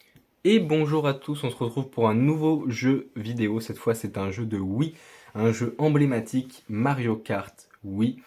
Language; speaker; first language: French; native; French